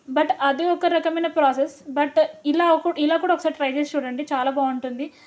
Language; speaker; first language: Telugu; non-native, local second language; Lambadi